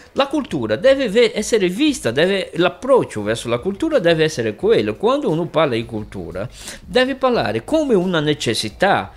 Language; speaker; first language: Italian; non-native, fluent; Portuguese